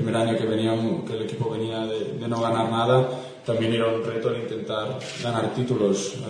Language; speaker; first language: Spanish; non-native, local second language; Catalan